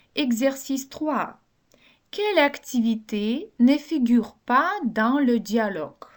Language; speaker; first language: French; non-native, fluent; Ukrainian